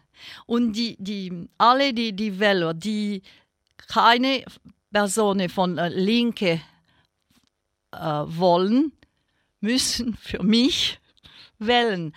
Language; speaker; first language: German; non-native, local second language; French